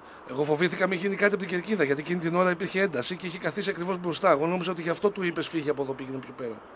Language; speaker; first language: Greek; native; Greek